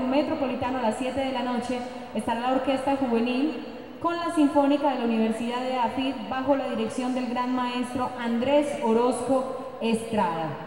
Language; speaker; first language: Spanish; native; Spanish